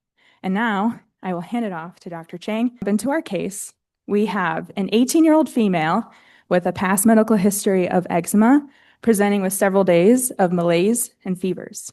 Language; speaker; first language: English; native; English